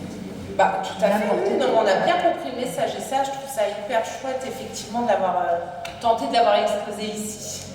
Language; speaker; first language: French; native; French